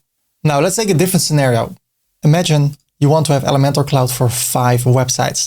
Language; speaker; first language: English; non-native, fluent; Dutch